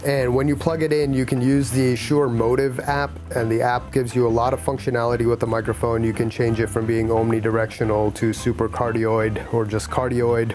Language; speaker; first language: English; native; English